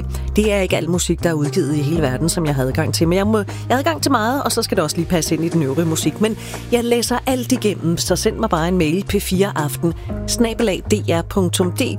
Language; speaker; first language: Danish; native; Danish